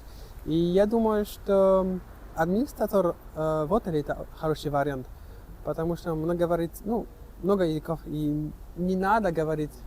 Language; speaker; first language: Russian; non-native, learner; French